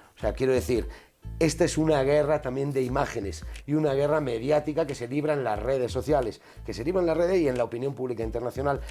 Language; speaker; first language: Spanish; native; Spanish